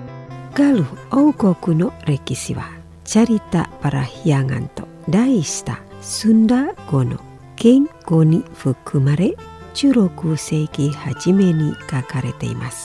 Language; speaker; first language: Japanese; non-native, learner; Indonesian